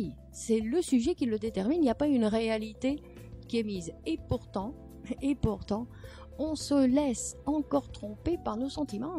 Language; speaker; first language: French; native; French